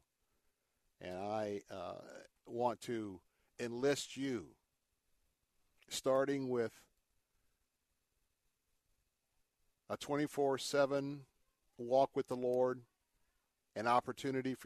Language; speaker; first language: English; native; English